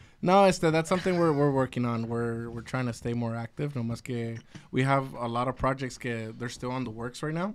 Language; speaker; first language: English; early bilingual, other home language; Spanish